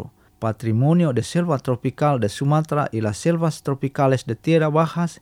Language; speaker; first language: Spanish; non-native, fluent; Indonesian